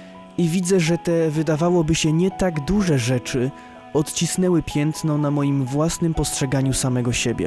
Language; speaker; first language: Polish; native; Polish